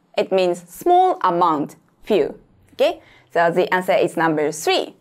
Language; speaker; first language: English; non-native, fluent; Japanese